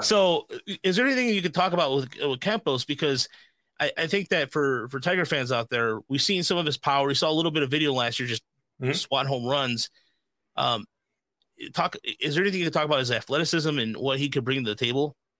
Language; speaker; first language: English; native; English